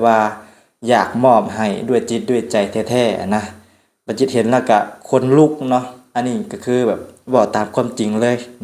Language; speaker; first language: Thai; non-native, local second language; Northeastern Thai